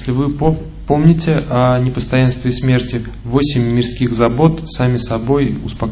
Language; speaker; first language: Russian; native; Russian